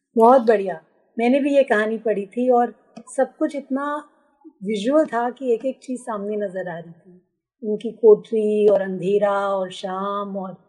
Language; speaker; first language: Hindi; native; Hindi